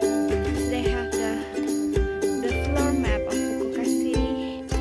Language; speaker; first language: English; non-native, fluent; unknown